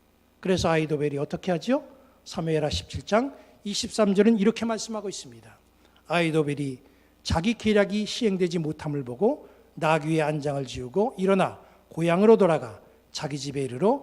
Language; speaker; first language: Korean; native; Korean